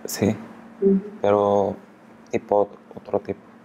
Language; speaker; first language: Spanish; non-native, learner; Arabic